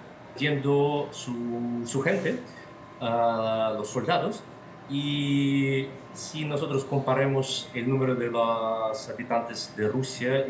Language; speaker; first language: Spanish; non-native, fluent; Russian